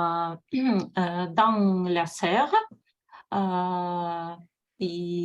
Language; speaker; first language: French; non-native, fluent; Russian